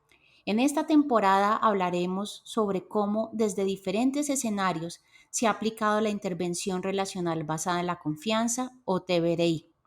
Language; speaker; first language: Spanish; native; Spanish